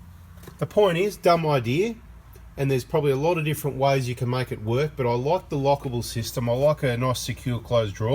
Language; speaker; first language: English; native; English